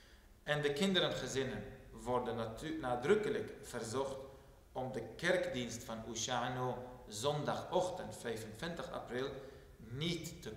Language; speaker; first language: Dutch; non-native, fluent; Turoyo